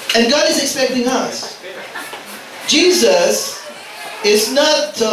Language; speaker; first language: English; non-native, local second language; Filipino